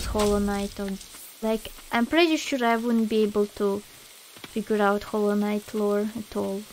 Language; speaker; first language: English; non-native, fluent; Russian